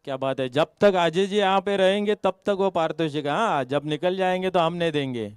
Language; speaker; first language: Hindi; non-native, local second language; Marathi